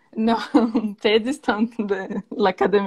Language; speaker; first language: French; non-native, learner; Portuguese